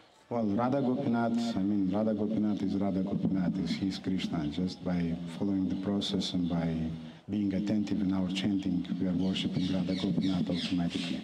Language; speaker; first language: English; non-native, fluent; Romanian